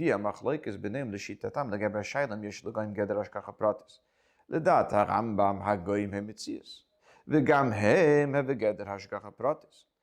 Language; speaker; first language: Hebrew; non-native, fluent; French